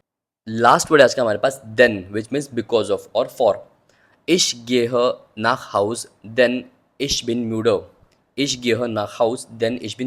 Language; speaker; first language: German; non-native, learner; Hindi